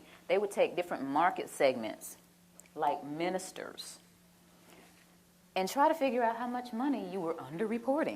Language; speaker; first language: English; native; English